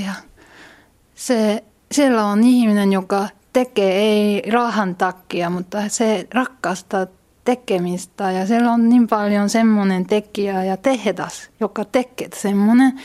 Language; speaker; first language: Finnish; non-native, learner; Korean